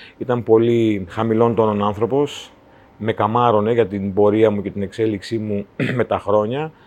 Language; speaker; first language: Greek; native; Greek